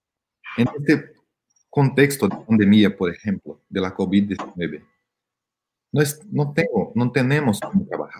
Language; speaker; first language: Spanish; non-native, fluent; Portuguese